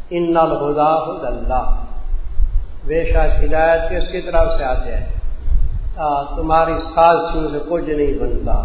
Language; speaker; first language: Urdu; non-native, local second language; Saraiki